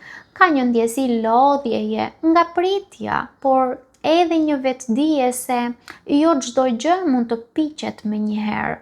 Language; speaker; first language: Albanian; native; Albanian